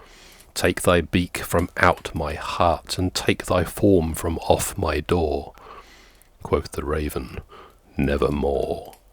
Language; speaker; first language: English; native; English